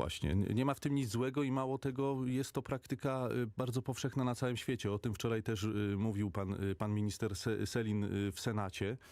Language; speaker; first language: Polish; native; Polish